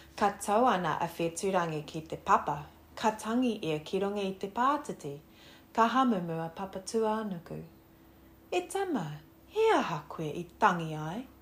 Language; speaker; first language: Māori; non-native, local second language; English